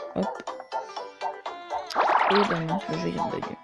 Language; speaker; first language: French; native; French